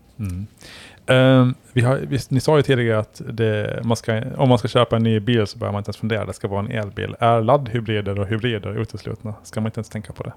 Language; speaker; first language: Swedish; native; Swedish